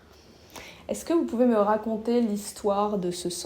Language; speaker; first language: French; native; French